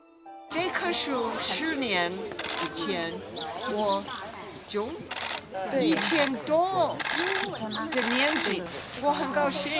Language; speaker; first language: Chinese; non-native, learner; English